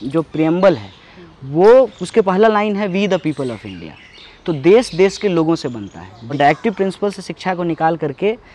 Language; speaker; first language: Hindi; native; Hindi